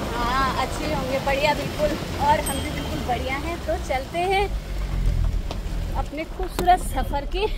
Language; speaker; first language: Hindi; native; Hindi